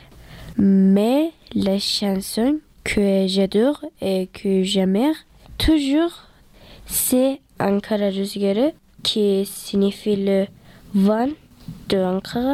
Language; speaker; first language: French; early bilingual, other home language; Turkish